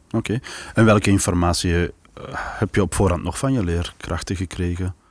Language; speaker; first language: Dutch; native; Dutch